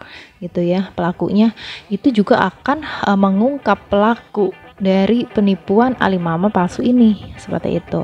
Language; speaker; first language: Indonesian; native; Indonesian